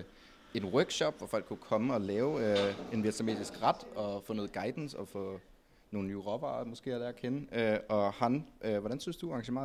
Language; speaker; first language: Danish; native; Danish